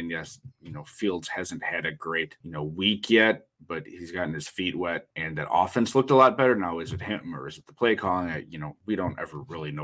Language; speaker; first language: English; native; English